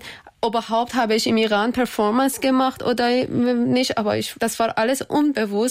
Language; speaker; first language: German; non-native, learner; Persian